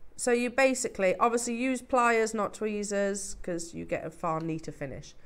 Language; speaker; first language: English; native; English